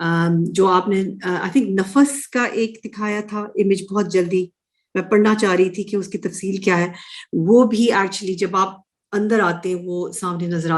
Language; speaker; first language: Hindi; early bilingual, heritage; Urdu